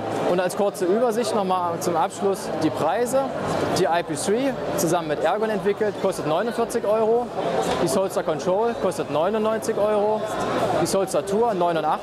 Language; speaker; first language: German; native; German